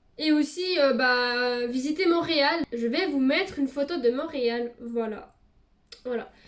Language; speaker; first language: French; early bilingual, other home language; Portuguese